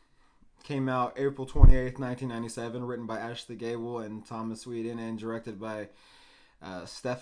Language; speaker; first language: English; native; English